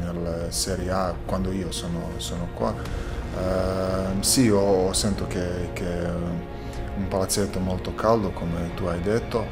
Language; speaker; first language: Italian; non-native, learner; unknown